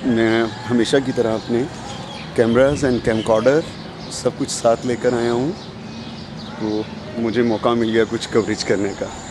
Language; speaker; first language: Urdu; non-native, local second language; Punjabi